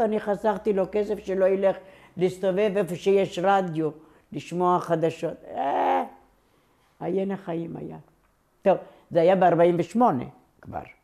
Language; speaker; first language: Hebrew; non-native, local second language; Ladino